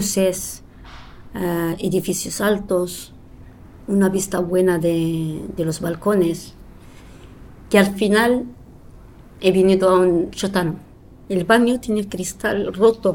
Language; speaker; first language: Spanish; non-native, fluent; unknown